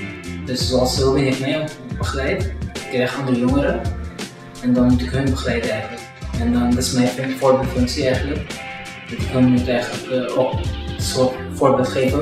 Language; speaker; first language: Dutch; non-native, fluent; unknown